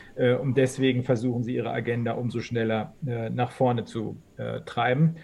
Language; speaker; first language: German; native; German